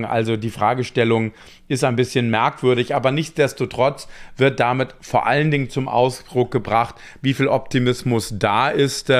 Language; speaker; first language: German; native; German